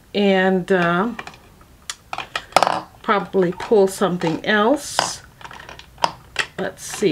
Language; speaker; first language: English; native; English